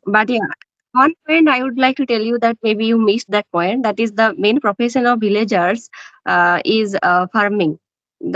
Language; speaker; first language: English; non-native, learner; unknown